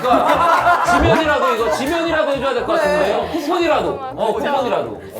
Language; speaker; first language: Korean; native; Korean